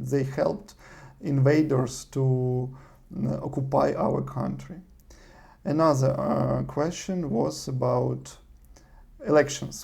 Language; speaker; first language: English; non-native, learner; Russian